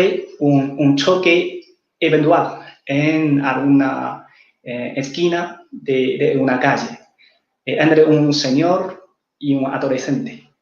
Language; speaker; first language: Spanish; non-native, fluent; Chinese